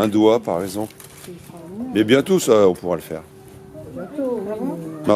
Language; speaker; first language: French; native; French